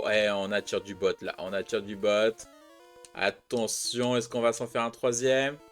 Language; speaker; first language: French; native; French